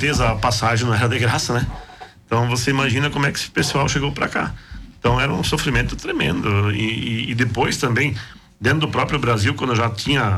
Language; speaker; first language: Portuguese; non-native, local second language; German